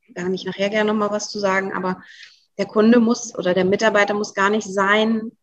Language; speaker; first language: German; native; German